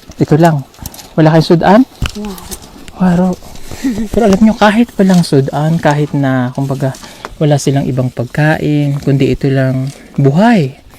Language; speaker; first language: Filipino; non-native, local second language; Cebuano